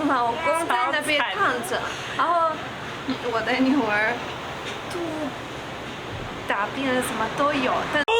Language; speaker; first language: Chinese; non-native, learner; Russian